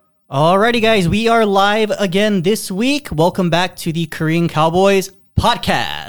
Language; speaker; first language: English; early bilingual, other home language; Korean